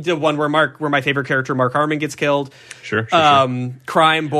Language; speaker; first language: English; native; English